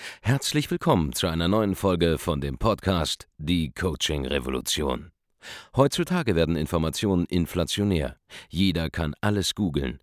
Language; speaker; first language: German; native; German